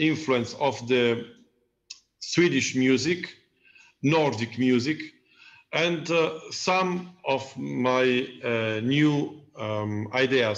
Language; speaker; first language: English; non-native, learner; Italian